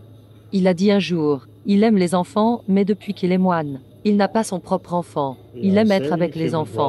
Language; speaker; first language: French; non-native, learner; Tibetan